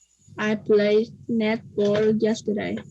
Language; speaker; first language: English; non-native, learner; Vietnamese